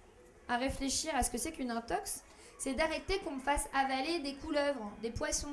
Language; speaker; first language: French; native; French